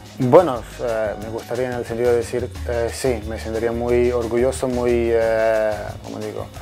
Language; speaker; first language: Spanish; non-native, fluent; Croatian